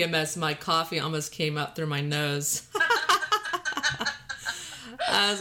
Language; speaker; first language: English; native; English